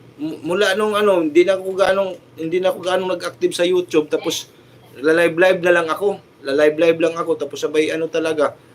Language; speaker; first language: Filipino; non-native, local second language; Cebuano